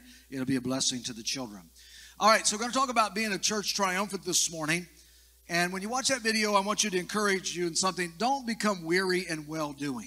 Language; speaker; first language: English; native; English